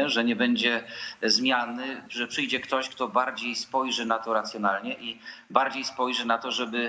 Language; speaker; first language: Polish; native; Polish